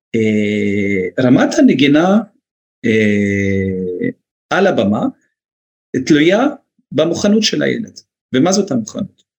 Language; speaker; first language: Hebrew; non-native, local second language; Arabic